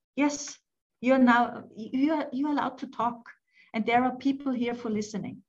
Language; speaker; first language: English; non-native, fluent; German